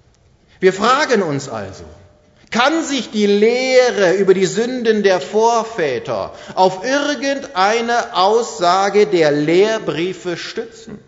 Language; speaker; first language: German; native; German